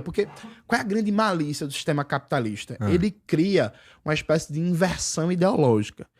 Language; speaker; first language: Portuguese; native; Portuguese